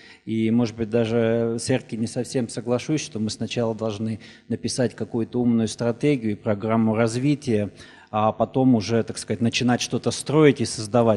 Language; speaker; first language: Russian; native; Russian